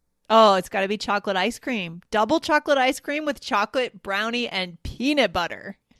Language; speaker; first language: English; native; English